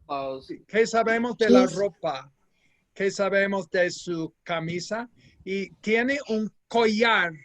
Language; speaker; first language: Spanish; non-native, fluent; English